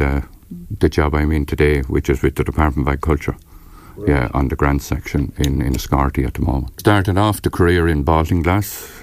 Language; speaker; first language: English; native; English